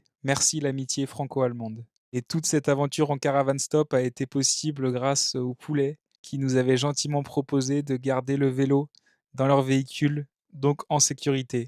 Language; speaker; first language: French; native; French